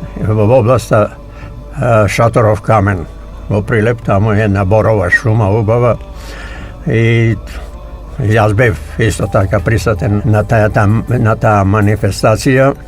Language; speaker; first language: Macedonian; native; Macedonian